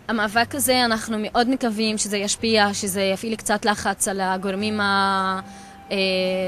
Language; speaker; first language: Hebrew; native; Hebrew